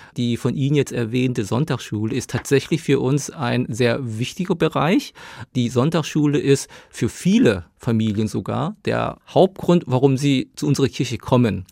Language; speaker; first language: German; early bilingual, other home language; Korean